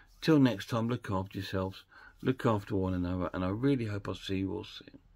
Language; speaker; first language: English; native; English